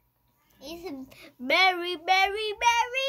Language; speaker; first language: English; non-native, learner; Korean